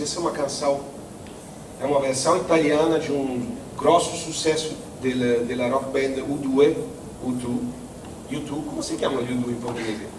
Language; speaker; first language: Portuguese; non-native, fluent; Italian